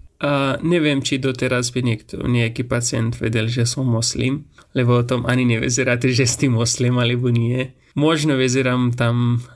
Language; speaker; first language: Slovak; non-native, fluent; Persian